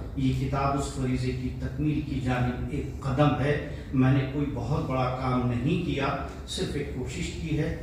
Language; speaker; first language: Urdu; native; Urdu